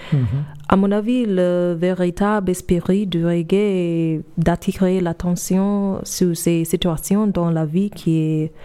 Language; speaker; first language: French; non-native, fluent; English